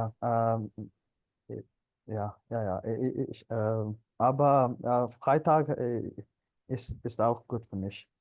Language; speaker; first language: German; non-native, learner; Punjabi